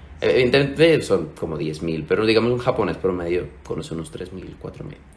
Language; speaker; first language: Spanish; native; Spanish